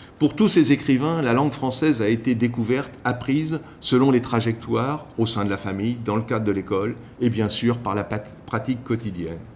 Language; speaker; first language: French; native; French